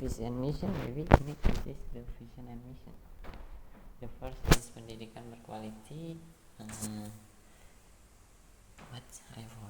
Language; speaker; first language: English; non-native, learner; Indonesian